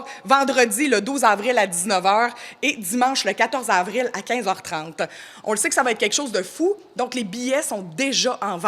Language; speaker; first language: French; native; French